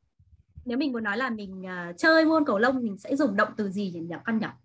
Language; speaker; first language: Vietnamese; native; Vietnamese